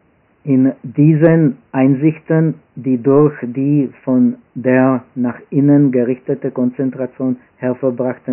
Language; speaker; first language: German; non-native, fluent; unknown